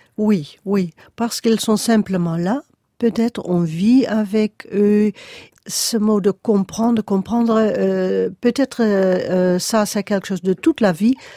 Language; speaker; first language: French; non-native, fluent; Dutch